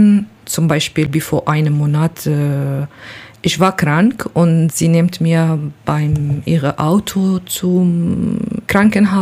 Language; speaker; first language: German; non-native, learner; Kurdish